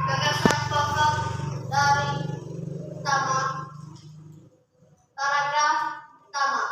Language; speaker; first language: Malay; non-native, local second language; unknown